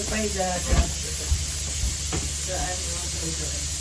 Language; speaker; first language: English; non-native, learner; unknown